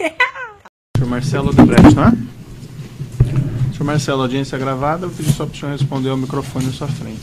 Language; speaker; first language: Portuguese; native; Portuguese